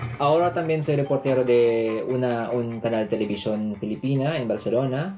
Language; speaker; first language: Spanish; non-native, fluent; Filipino